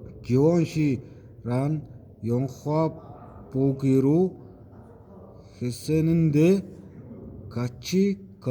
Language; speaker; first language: Korean; non-native, learner; Mongolian